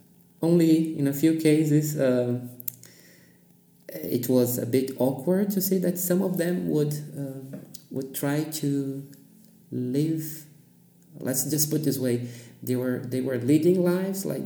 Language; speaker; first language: English; non-native, fluent; Portuguese